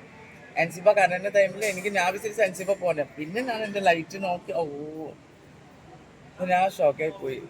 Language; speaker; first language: Malayalam; non-native, learner; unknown